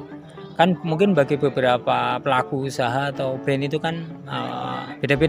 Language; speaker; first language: Indonesian; native; Indonesian